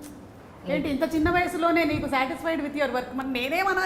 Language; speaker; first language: Telugu; native; Telugu